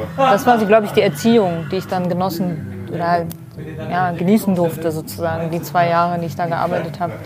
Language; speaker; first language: German; early bilingual, other home language; Kurdish